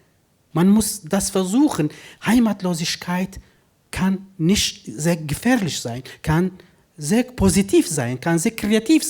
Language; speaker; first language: German; non-native, fluent; Kurdish